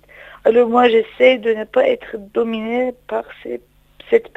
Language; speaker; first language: French; non-native, fluent; Turkish